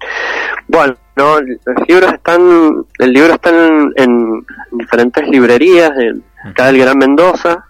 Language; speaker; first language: Spanish; native; Spanish